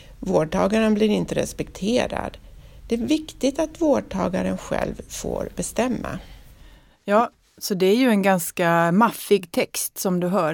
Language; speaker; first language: Swedish; native; Swedish